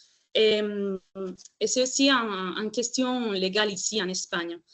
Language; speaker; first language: French; non-native, fluent; Spanish